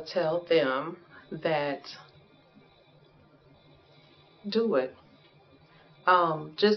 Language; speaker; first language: English; native; English